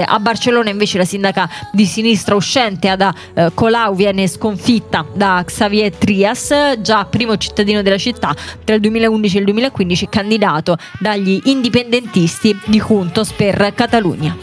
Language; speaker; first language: Italian; native; Italian